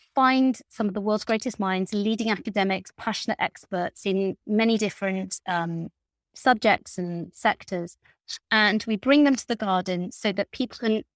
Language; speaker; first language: English; native; English